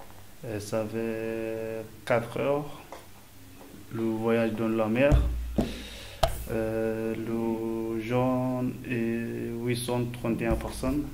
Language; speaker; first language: French; non-native, learner; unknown